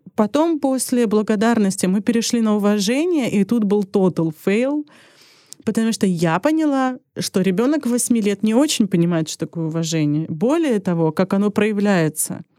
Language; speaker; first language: Russian; early bilingual, other home language; Armenian